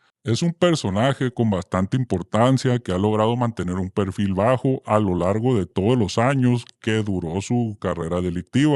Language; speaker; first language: Spanish; native; Spanish